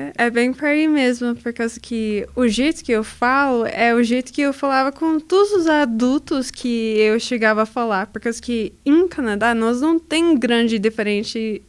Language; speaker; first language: Portuguese; non-native, learner; English